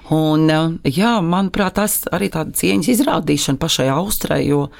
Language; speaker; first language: Latvian; native; Latvian